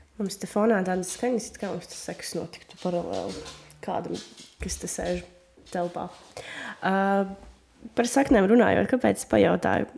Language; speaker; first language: Latvian; non-native, local second language; Russian